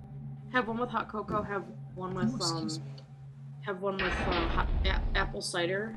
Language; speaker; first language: English; native; English